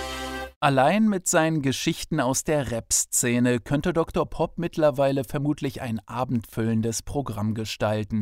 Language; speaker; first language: German; native; German